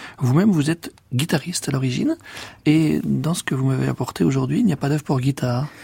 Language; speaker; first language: French; native; French